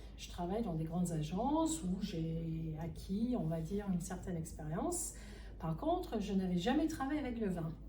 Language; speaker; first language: French; non-native, fluent; English